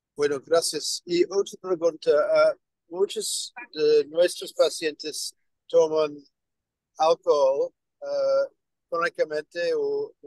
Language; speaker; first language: Spanish; non-native, learner; English